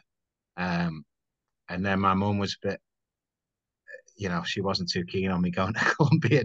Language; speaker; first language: English; native; English